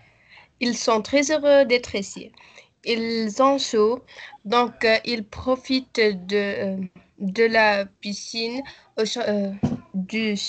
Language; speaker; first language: French; non-native, learner; Arabic